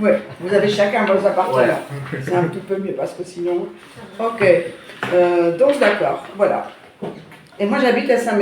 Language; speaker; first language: French; native; French